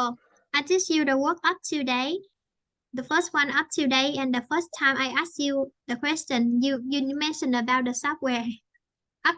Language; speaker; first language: English; non-native, fluent; Vietnamese